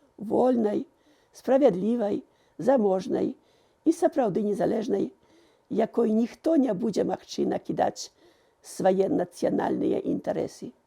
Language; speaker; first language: Belarusian; early bilingual, heritage; Belarusian